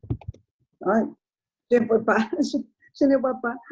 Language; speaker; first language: French; non-native, learner; Spanish